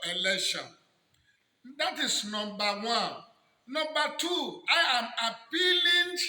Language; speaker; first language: English; non-native, local second language; Yoruba